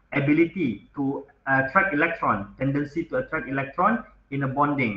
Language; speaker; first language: English; non-native, local second language; Malay